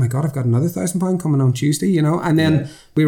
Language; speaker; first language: English; native; English